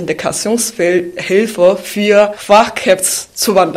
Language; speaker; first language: German; non-native, fluent; Chinese